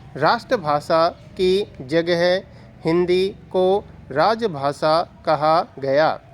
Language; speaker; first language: Hindi; native; Hindi